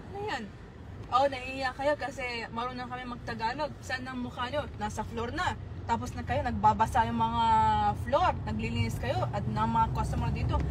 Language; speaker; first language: Filipino; early bilingual, heritage; Filipino